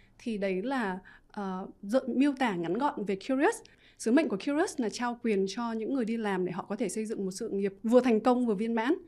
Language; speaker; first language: Vietnamese; native; Vietnamese